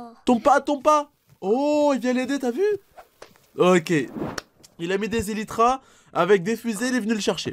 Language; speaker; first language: French; native; French